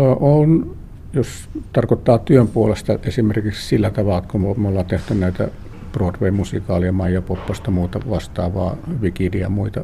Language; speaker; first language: Finnish; native; Finnish